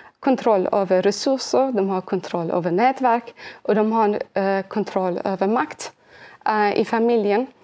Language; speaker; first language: Swedish; early bilingual, other home language; Arabic